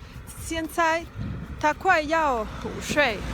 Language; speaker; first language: Chinese; non-native, learner; Spanish